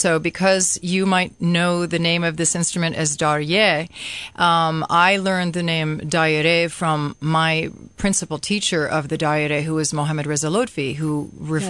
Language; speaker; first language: English; native; English